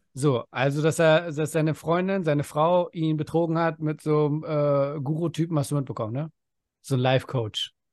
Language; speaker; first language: German; early bilingual, other home language; Persian